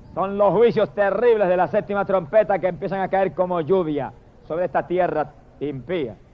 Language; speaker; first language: Spanish; native; Spanish